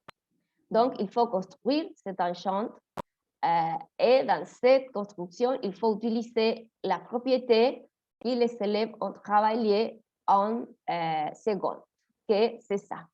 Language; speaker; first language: French; non-native, fluent; Spanish